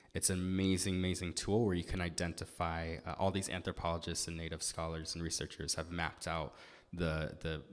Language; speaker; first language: English; native; English